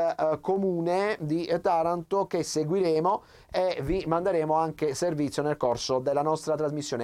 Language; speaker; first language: Italian; native; Italian